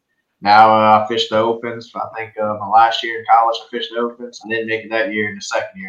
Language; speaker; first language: English; native; English